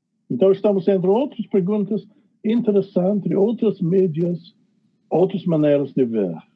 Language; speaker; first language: Portuguese; non-native, fluent; English